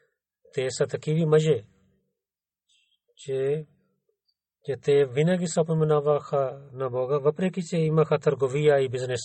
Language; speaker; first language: Bulgarian; non-native, learner; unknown